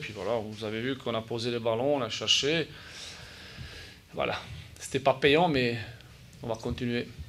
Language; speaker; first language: French; native; French